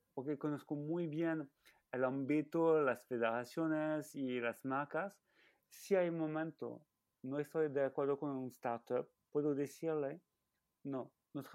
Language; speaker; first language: Spanish; non-native, fluent; French